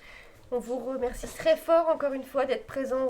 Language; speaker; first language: French; native; French